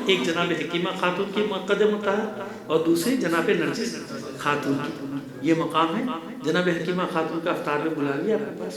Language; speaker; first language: Urdu; native; Urdu